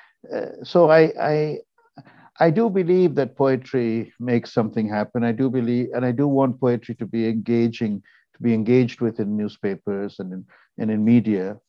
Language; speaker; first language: English; non-native, local second language; Tamil